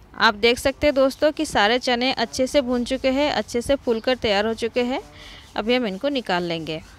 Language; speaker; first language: Hindi; non-native, local second language; Marathi